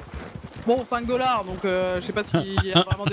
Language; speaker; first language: French; native; French